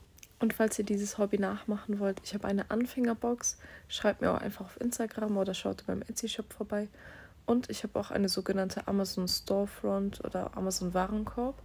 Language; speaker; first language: German; native; German